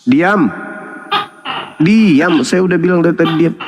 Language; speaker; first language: Indonesian; native; Indonesian